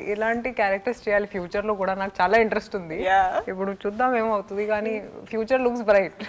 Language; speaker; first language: Telugu; non-native, local second language; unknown